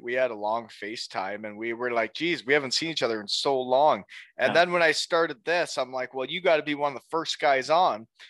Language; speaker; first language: English; native; English